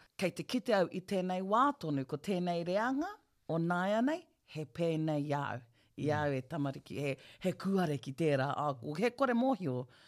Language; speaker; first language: Māori; non-native, local second language; English